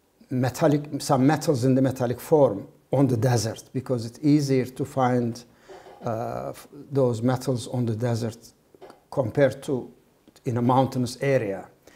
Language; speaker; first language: English; non-native, fluent; Turkish